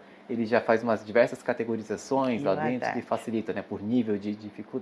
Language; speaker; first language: Portuguese; native; Portuguese